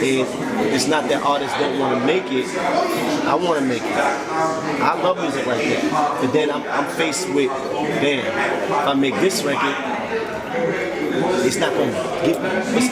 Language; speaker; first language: English; native; English